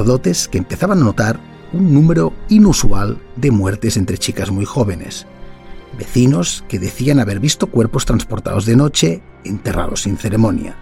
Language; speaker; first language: Spanish; native; Spanish